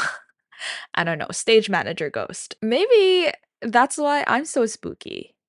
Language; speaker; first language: English; non-native, local second language; Filipino